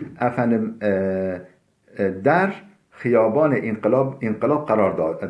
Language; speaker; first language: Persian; non-native, fluent; Turkish